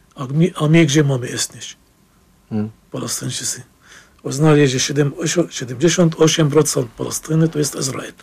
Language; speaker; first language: Polish; non-native, fluent; Arabic